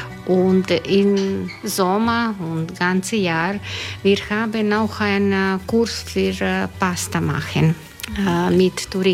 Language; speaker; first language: German; non-native, learner; Croatian